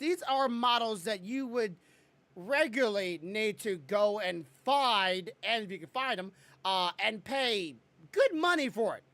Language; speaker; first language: English; native; English